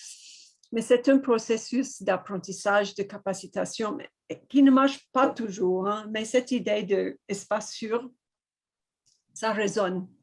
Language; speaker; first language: French; non-native, fluent; English